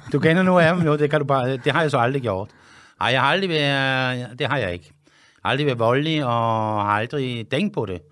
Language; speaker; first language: Danish; non-native, fluent; French